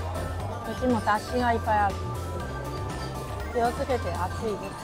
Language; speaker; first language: Japanese; non-native, fluent; Chinese